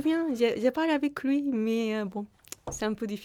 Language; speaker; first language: French; non-native, fluent; Japanese